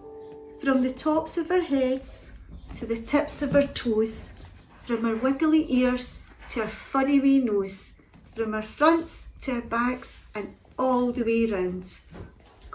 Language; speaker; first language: English; native; English